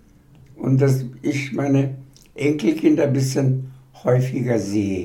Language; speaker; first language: German; non-native, fluent; Bangla